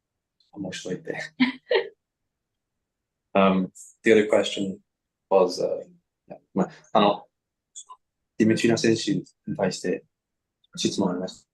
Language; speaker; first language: Japanese; non-native, learner; English